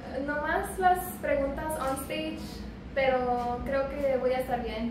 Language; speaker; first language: Spanish; early bilingual, heritage; Spanish